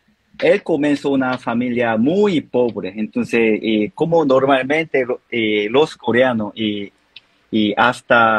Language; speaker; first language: Spanish; non-native, learner; Korean